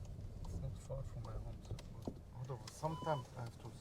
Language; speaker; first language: English; non-native, learner; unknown